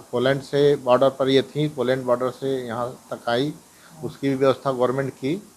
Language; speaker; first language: Hindi; native; Hindi